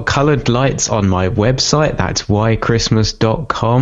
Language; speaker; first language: English; native; English